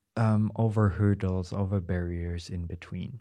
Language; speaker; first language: English; non-native, fluent; German